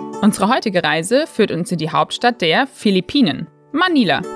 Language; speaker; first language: German; native; German